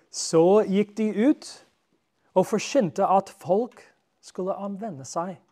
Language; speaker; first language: Norwegian; non-native, fluent; English